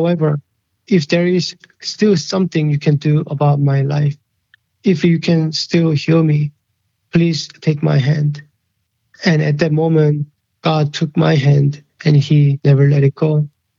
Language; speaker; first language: English; early bilingual, other home language; Korean